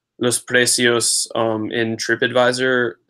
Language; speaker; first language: Spanish; non-native, learner; English